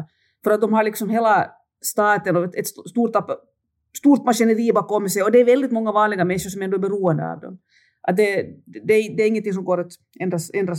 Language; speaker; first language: Swedish; native; Swedish